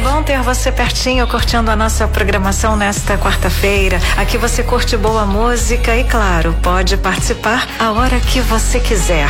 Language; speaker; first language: Portuguese; native; Portuguese